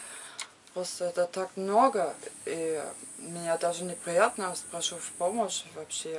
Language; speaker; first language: Russian; non-native, learner; German